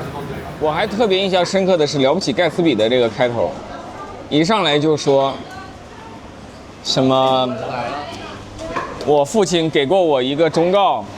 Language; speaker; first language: Chinese; native; Chinese